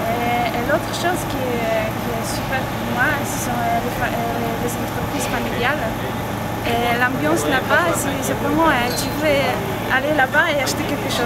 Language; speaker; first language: French; non-native, fluent; Polish